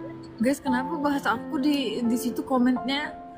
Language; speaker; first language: Indonesian; non-native, learner; Turkish